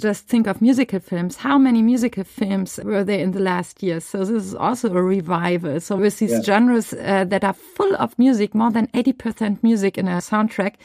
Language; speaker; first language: English; non-native, fluent; German